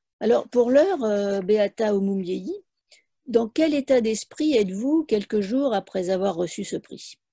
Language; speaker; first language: French; native; French